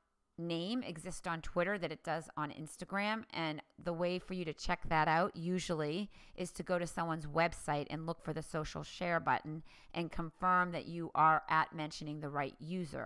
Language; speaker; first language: English; native; English